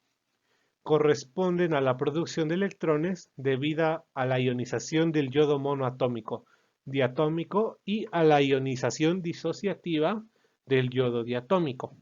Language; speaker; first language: Spanish; native; Spanish